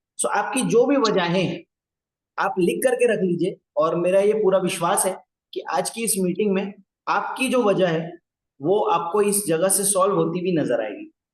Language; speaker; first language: Hindi; native; Hindi